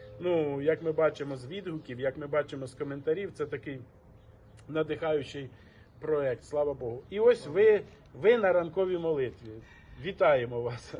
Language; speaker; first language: Ukrainian; non-native, local second language; Russian